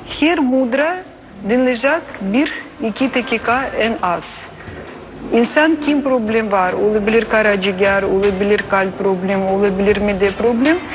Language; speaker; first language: Turkish; non-native, learner; Armenian